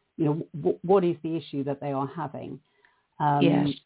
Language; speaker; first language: English; native; English